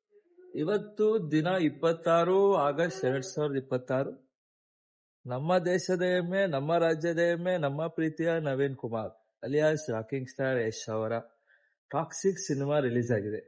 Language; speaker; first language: Kannada; native; Kannada